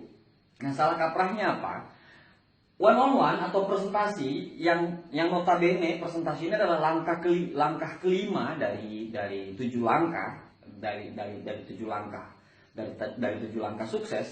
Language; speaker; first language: Indonesian; native; Indonesian